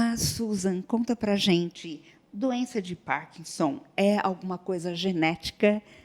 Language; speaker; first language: Portuguese; native; Portuguese